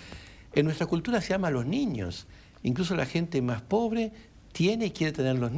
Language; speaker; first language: Spanish; native; Spanish